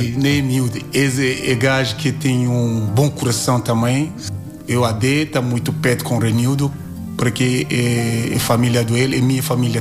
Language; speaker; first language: Portuguese; non-native, learner; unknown